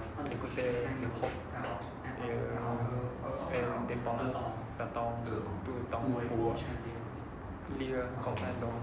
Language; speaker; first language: French; non-native, learner; Khmer